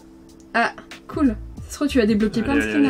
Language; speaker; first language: French; native; French